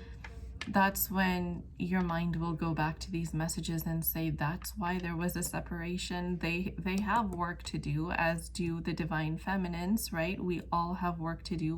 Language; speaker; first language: English; native; English